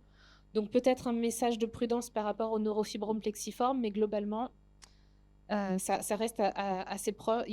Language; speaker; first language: French; native; French